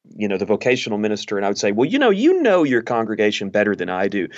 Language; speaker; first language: English; native; English